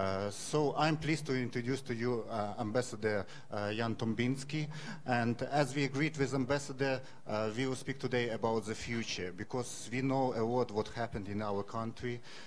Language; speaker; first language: English; non-native, fluent; Ukrainian